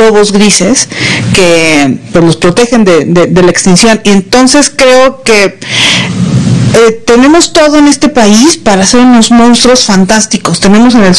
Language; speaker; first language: Spanish; native; Spanish